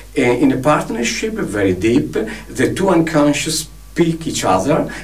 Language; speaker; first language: English; non-native, fluent; Italian